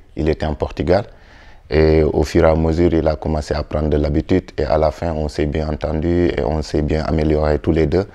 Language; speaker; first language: French; non-native, local second language; Wolof